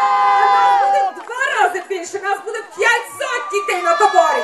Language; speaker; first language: Ukrainian; early bilingual, heritage; Ukrainian